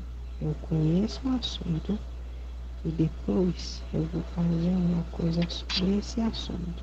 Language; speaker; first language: Portuguese; non-native, learner; Haitian Creole